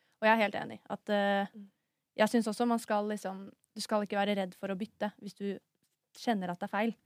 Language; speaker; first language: Norwegian; native; Norwegian